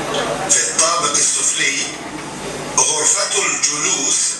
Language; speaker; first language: Arabic; non-native, learner; Indonesian